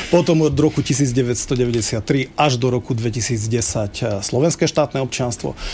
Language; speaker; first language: Slovak; non-native, local second language; Hungarian